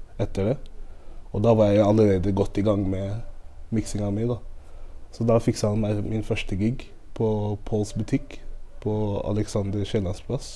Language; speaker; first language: Norwegian; native; Norwegian